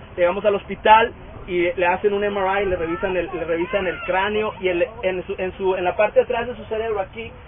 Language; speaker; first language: Spanish; native; Spanish